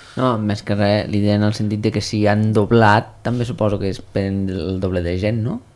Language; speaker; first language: Catalan; native; Catalan